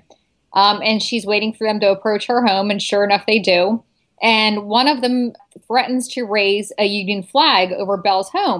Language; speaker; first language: English; native; English